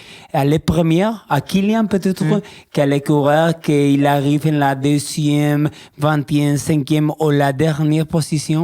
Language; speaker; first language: French; non-native, learner; Spanish